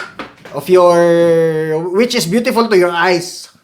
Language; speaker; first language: English; non-native, local second language; Filipino